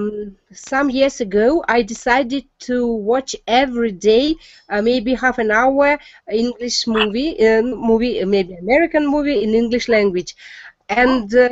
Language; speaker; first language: English; non-native, learner; Russian